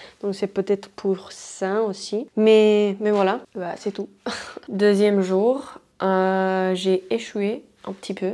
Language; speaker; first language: French; non-native, fluent; Spanish